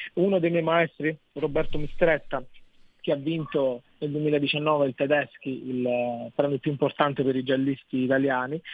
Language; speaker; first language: Italian; native; Italian